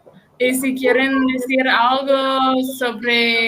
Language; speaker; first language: Spanish; non-native, learner; English